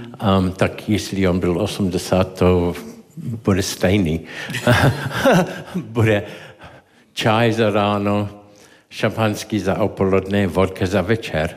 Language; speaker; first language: Czech; non-native, learner; English